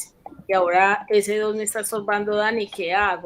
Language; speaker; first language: Spanish; native; Spanish